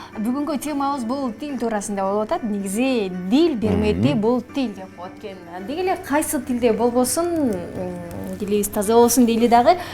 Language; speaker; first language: Kyrgyz; native; Kyrgyz